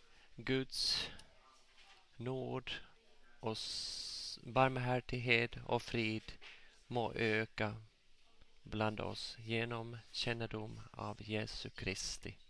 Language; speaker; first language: Swedish; non-native, local second language; Finnish